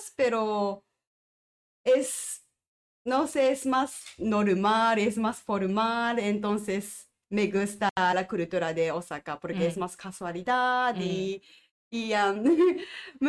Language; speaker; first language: Spanish; non-native, learner; Japanese